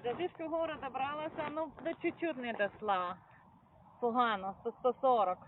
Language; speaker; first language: Russian; non-native, local second language; Ukrainian